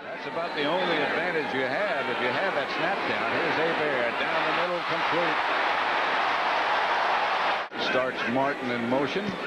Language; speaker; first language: English; native; English